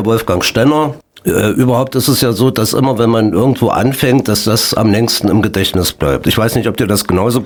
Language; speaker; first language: German; native; German